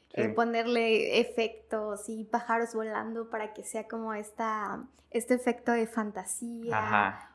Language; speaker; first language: Spanish; native; Spanish